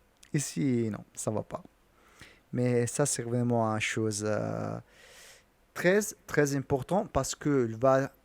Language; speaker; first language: French; non-native, learner; Italian